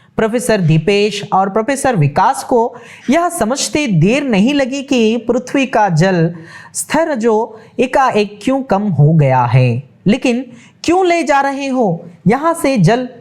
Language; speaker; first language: Hindi; non-native, local second language; Telugu